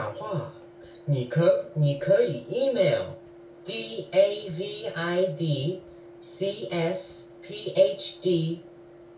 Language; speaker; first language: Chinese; early bilingual, heritage; English